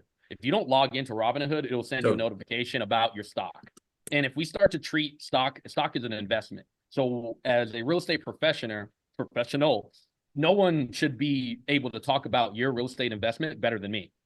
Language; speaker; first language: English; native; English